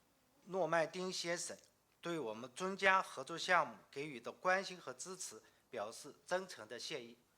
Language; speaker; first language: Chinese; native; Chinese